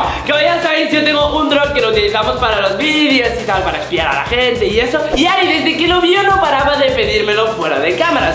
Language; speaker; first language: Spanish; native; Spanish